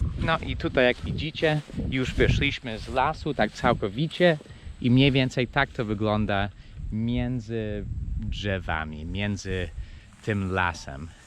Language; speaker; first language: Polish; non-native, fluent; English